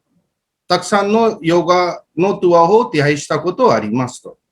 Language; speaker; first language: Japanese; non-native, fluent; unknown